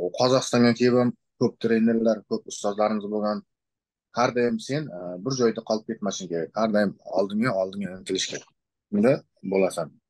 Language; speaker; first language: Uzbek; non-native, local second language; Kazakh